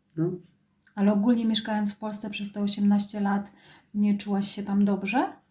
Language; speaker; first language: Polish; native; Polish